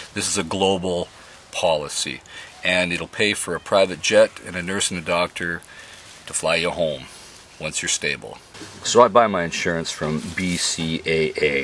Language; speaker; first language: English; native; English